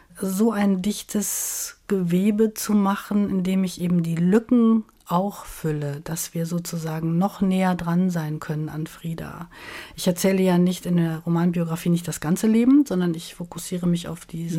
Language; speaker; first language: German; native; German